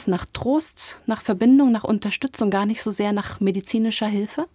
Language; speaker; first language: German; native; German